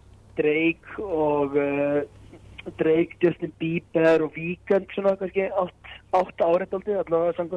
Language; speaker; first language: Icelandic; native; Icelandic